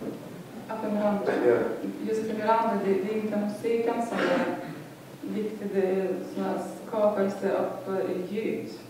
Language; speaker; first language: Swedish; non-native, fluent; Lithuanian